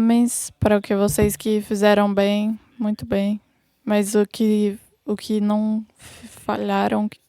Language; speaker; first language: Portuguese; non-native, fluent; English